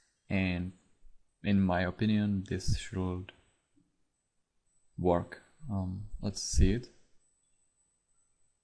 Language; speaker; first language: English; non-native, fluent; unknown